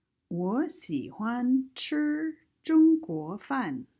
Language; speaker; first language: Chinese; non-native, fluent; English